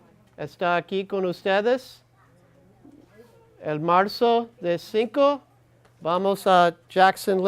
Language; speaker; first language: Spanish; non-native, learner; English